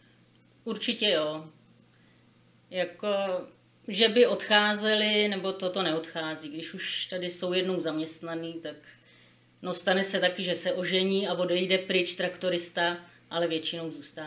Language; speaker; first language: Czech; native; Czech